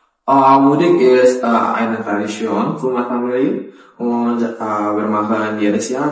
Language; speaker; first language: German; non-native, learner; Indonesian